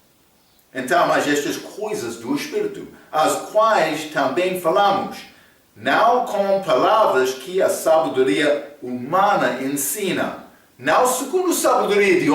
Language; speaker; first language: Portuguese; non-native, fluent; English